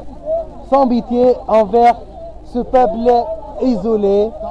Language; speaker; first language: French; non-native, fluent; Arabic